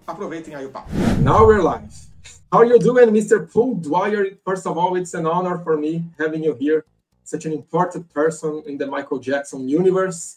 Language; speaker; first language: English; non-native, fluent; Portuguese